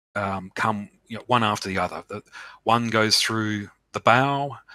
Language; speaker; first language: English; native; English